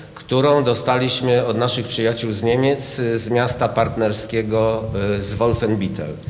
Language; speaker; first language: Polish; native; Polish